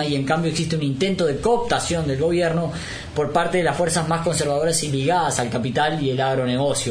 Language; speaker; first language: Spanish; native; Spanish